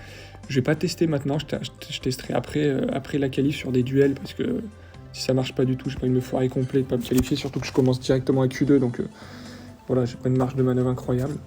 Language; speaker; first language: French; native; French